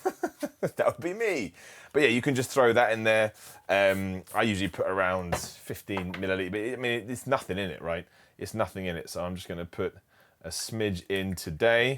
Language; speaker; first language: English; native; English